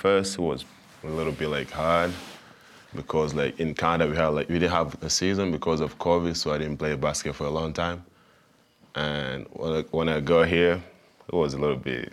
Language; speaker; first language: English; non-native, local second language; Swahili